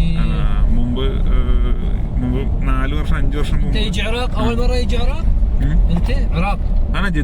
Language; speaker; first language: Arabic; non-native, learner; Malayalam